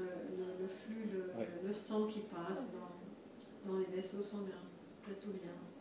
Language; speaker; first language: French; native; French